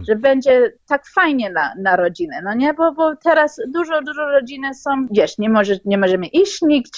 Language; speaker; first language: Polish; early bilingual, heritage; Polish